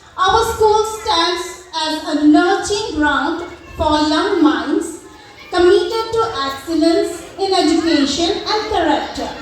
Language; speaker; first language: English; non-native, local second language; Bangla